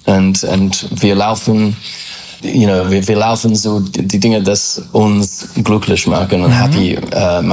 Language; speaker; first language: German; non-native, learner; English